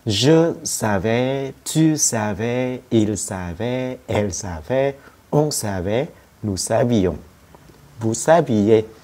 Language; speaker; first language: French; non-native, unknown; Vietnamese